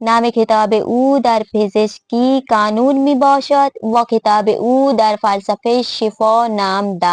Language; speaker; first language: Persian; non-native, fluent; Urdu